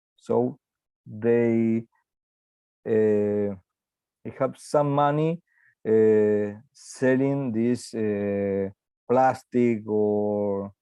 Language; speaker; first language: English; non-native, learner; Spanish